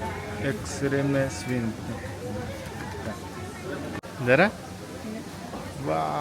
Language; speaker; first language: English; non-native, learner; Indonesian